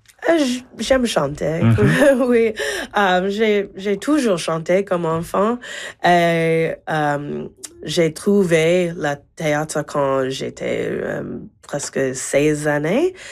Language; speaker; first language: French; non-native, learner; English